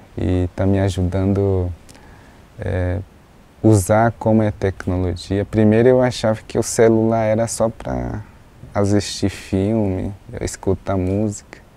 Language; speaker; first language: Portuguese; non-native, local second language; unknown